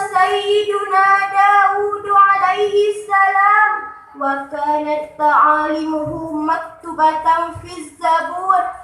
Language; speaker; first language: Arabic; non-native, learner; Achinese